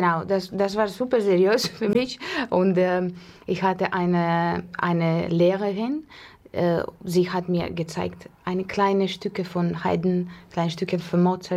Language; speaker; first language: German; non-native, learner; Russian